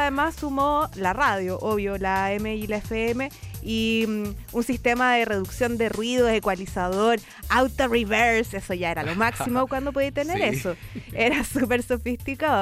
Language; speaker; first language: Spanish; native; Spanish